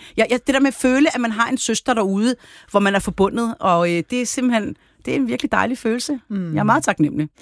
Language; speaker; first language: Danish; early bilingual, other home language; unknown